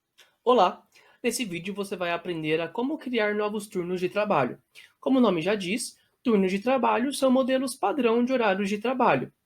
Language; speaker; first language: Portuguese; native; Portuguese